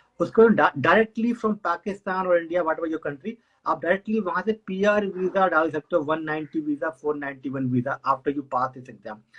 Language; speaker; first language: Hindi; native; Hindi